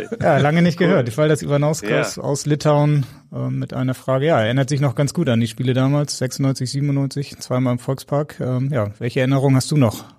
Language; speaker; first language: German; native; German